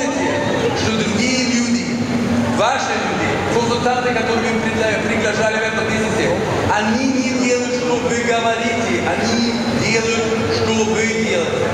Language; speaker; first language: Russian; non-native, fluent; Swedish